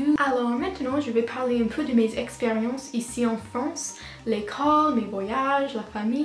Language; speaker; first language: French; non-native, learner; English